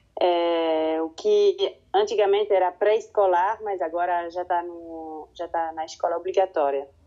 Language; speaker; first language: Portuguese; non-native, fluent; French